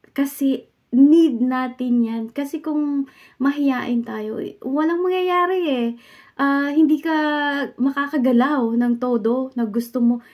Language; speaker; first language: Filipino; native; Filipino